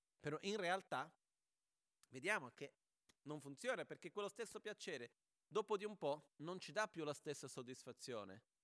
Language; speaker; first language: Italian; non-native, fluent; Portuguese